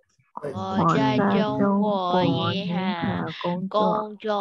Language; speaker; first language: Chinese; non-native, learner; Burmese